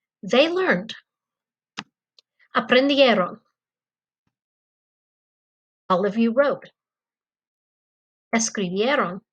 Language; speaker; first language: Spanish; non-native, fluent; English